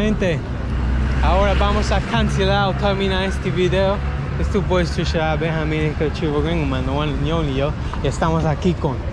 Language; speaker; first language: Spanish; non-native, learner; English